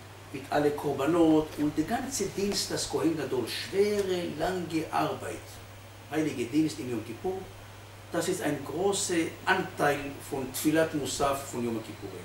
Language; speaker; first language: German; non-native, fluent; Hebrew